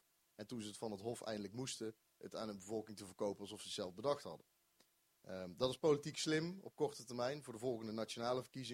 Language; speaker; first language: Dutch; native; Dutch